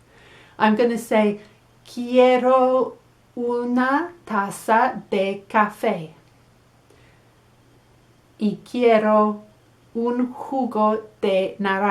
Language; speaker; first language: Spanish; non-native, fluent; English